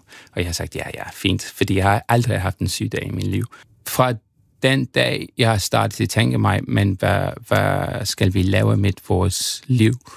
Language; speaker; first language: Danish; non-native, fluent; English